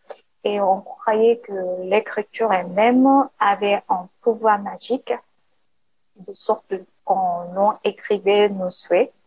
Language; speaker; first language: French; non-native, learner; Korean